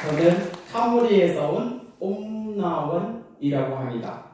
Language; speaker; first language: Korean; non-native, learner; Khmer